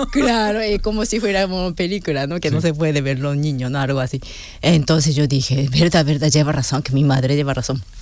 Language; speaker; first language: Spanish; non-native, fluent; Japanese